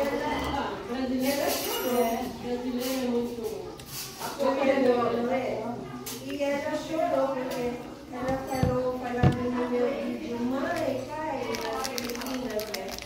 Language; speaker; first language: Portuguese; non-native, fluent; Filipino